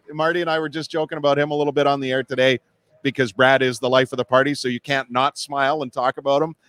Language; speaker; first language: English; native; English